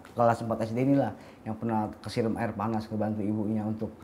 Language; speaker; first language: Indonesian; native; Indonesian